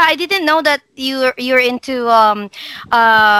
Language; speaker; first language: English; non-native, local second language; Hiligaynon